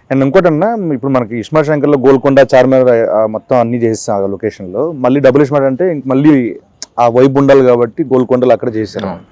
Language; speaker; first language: Telugu; native; Telugu